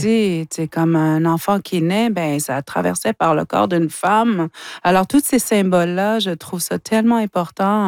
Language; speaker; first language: French; non-native, local second language; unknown